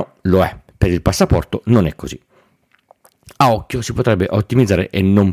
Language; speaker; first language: Italian; native; Italian